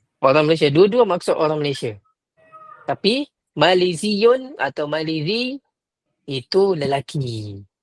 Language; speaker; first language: Malay; native; Malay